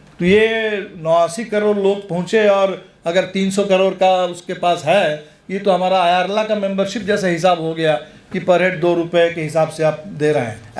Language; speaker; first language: Hindi; non-native, local second language; Bangla